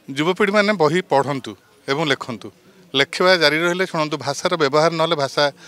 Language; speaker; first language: Odia; native; Odia